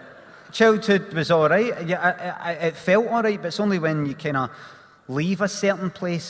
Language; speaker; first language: English; native; English